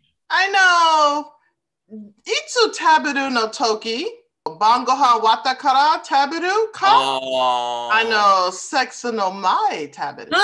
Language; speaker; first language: Japanese; non-native, learner; English